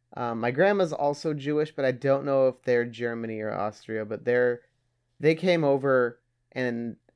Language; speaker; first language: English; early bilingual, other home language; German